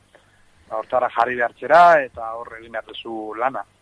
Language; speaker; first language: Basque; native; Basque